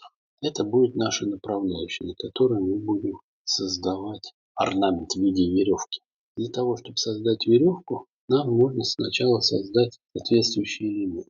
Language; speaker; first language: Russian; native; Russian